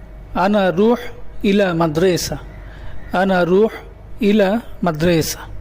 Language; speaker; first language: Arabic; non-native, learner; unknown